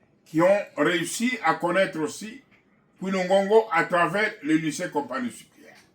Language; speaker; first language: French; non-native, local second language; Kongo